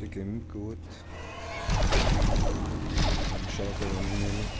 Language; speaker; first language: German; native; German